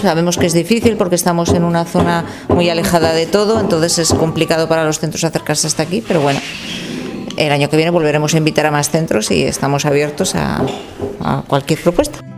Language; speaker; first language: Spanish; native; Spanish